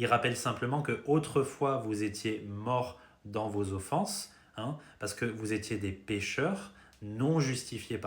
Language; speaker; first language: French; native; French